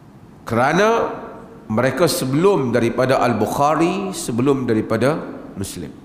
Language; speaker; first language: Malay; native; Malay